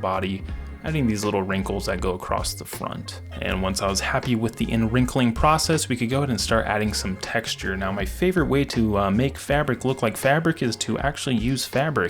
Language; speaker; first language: English; native; English